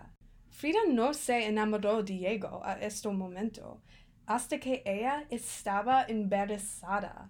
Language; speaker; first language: Spanish; non-native, learner; English